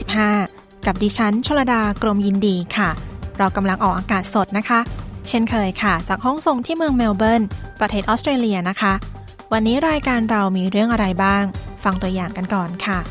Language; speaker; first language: Thai; native; Thai